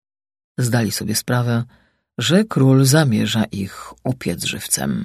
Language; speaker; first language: Polish; native; Polish